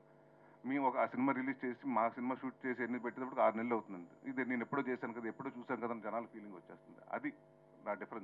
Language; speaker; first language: Telugu; native; Telugu